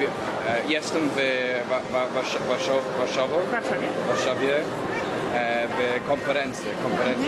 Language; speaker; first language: Polish; non-native, learner; English